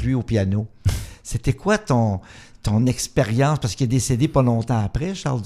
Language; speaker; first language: French; native; French